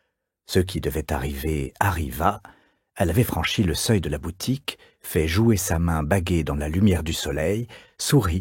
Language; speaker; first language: French; native; French